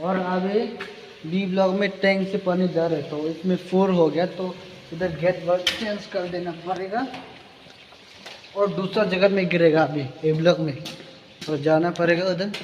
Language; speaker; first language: Hindi; non-native, local second language; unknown